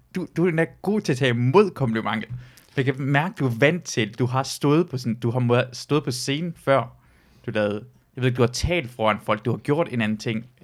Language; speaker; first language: Danish; early bilingual, other home language; Persian